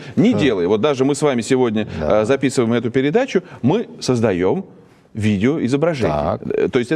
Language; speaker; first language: Russian; native; Russian